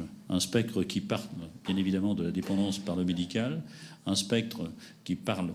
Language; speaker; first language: French; native; French